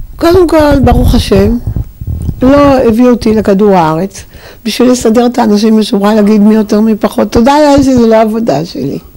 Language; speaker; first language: Hebrew; native; Hebrew